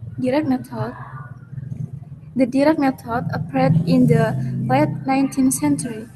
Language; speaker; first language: English; non-native, learner; Indonesian